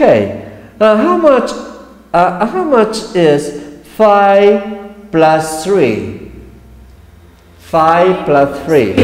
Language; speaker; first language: English; non-native, fluent; Spanish